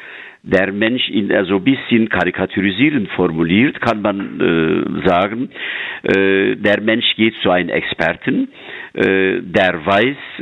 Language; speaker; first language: German; non-native, fluent; Turkish